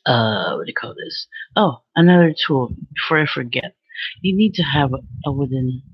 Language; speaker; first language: English; non-native, local second language; Filipino